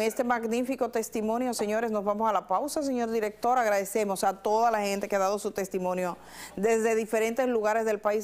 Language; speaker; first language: Spanish; native; Spanish